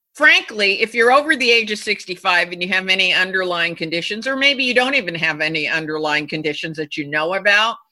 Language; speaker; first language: English; non-native, fluent; Japanese